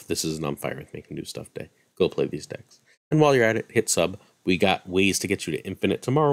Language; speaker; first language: English; native; English